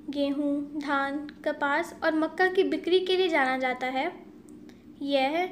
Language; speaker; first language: Hindi; native; Hindi